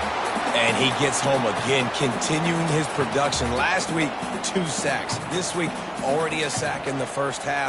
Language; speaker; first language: English; native; English